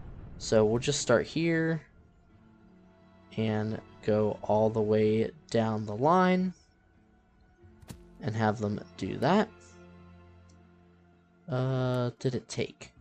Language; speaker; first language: English; native; English